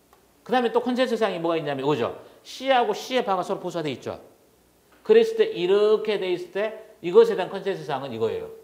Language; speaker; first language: Korean; native; Korean